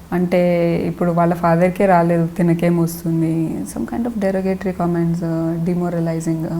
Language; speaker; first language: Telugu; non-native, local second language; Lambadi